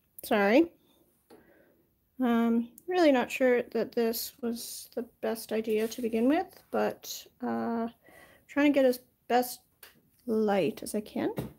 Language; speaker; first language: English; native; English